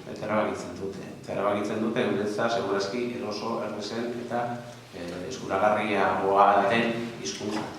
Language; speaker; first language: Basque; non-native, local second language; Spanish